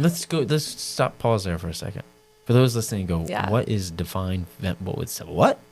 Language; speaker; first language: English; native; English